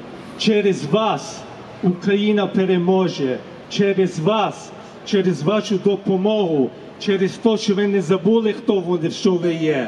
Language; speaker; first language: Ukrainian; early bilingual, heritage; Ukrainian